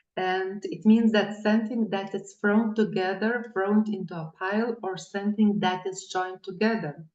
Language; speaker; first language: English; non-native, fluent; Lithuanian